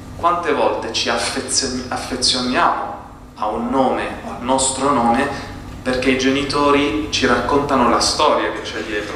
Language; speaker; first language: Italian; non-native, fluent; Arabic